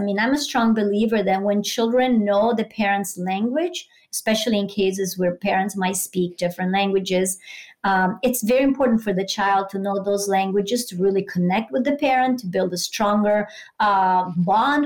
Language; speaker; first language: English; non-native, fluent; Italian